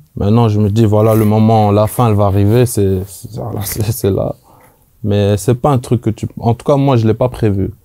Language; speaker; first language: French; native; French